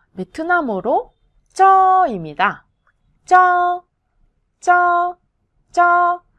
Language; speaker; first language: Korean; non-native, fluent; Vietnamese